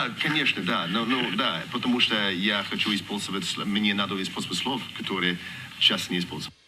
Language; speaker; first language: Russian; non-native, learner; English